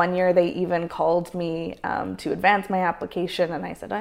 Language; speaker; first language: English; native; English